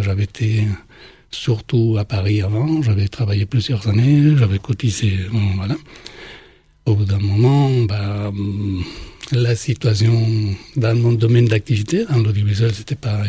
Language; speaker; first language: French; non-native, fluent; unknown